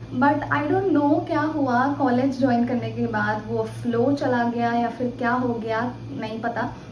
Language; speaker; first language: Hindi; native; Hindi